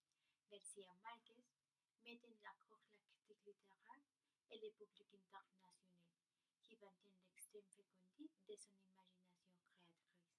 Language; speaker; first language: French; non-native, learner; Spanish